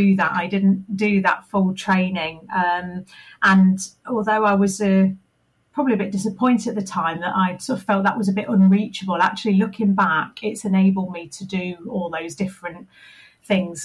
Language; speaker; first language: English; native; English